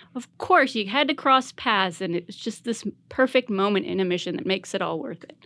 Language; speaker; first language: English; native; English